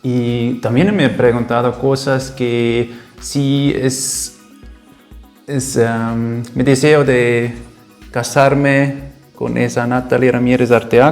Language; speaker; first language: Spanish; non-native, fluent; German